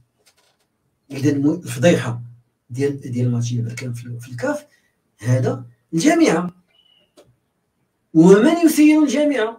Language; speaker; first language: Arabic; native; Arabic